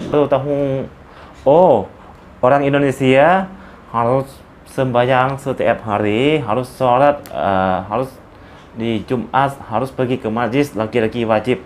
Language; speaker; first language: Indonesian; non-native, learner; Lao